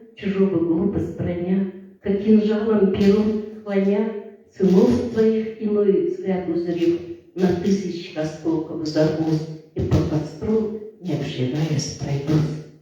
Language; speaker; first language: Russian; non-native, local second language; Kazakh